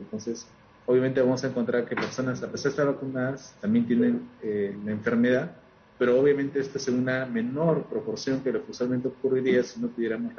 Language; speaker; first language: Spanish; native; Spanish